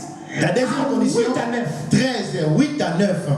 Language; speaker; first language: French; non-native, local second language; Lingala